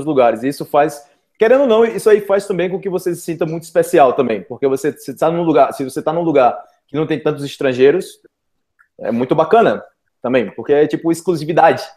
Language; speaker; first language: Portuguese; native; Portuguese